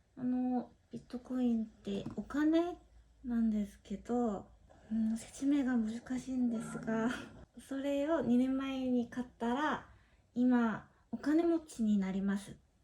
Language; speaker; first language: Japanese; non-native, learner; Korean